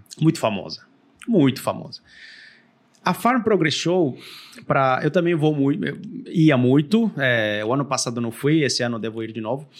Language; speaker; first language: Portuguese; non-native, fluent; Spanish